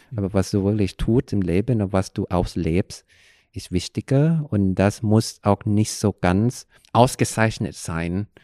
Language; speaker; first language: German; non-native, fluent; Thai